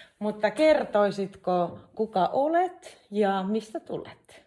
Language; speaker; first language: Finnish; native; Finnish